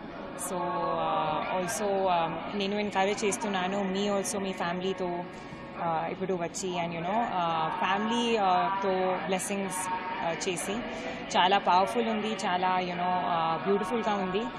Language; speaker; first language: Telugu; non-native, learner; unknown